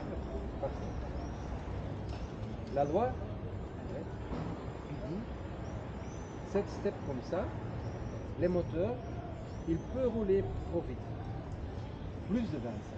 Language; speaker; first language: French; non-native, local second language; Dutch